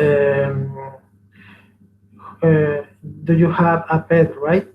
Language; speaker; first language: English; non-native, learner; Spanish